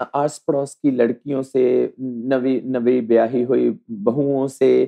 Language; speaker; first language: Hindi; native; Hindi